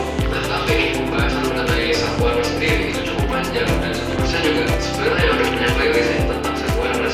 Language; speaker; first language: Indonesian; native; Indonesian